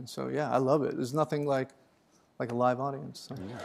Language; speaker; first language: English; native; English